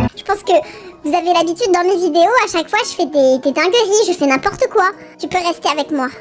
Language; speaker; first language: French; early bilingual, other home language; Polish